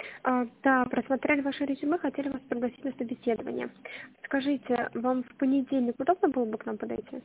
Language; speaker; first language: Russian; native; Russian